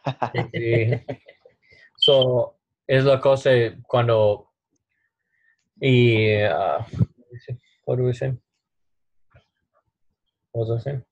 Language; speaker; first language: Spanish; non-native, learner; English